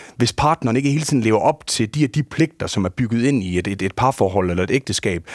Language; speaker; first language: Danish; native; Danish